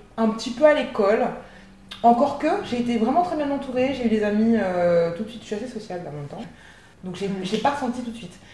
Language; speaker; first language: French; native; French